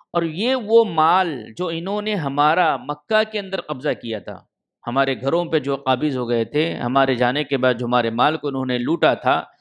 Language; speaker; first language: Urdu; native; Urdu